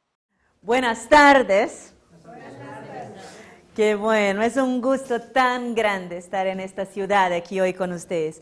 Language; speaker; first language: Spanish; non-native, fluent; Portuguese